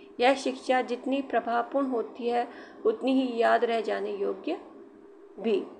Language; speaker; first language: Hindi; native; Hindi